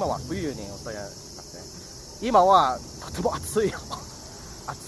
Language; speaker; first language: Japanese; non-native, learner; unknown